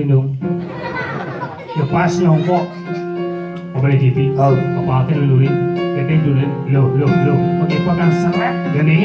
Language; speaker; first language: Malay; non-native, local second language; Balinese